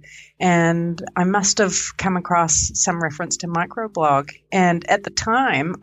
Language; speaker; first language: English; native; English